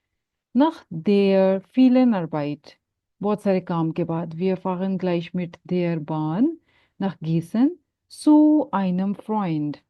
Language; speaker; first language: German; non-native, fluent; Urdu